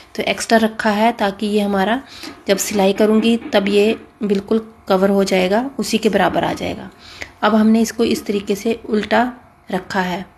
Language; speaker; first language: Hindi; native; Hindi